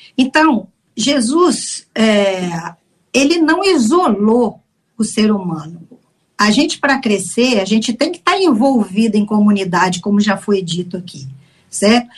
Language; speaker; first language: Portuguese; native; Portuguese